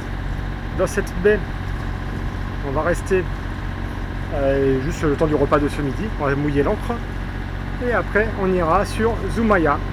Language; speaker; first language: French; native; French